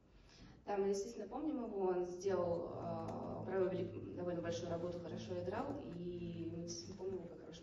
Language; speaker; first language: Russian; native; Russian